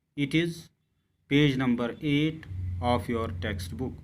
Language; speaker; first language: English; non-native, local second language; Urdu